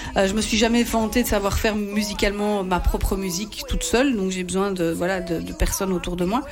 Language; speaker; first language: French; native; French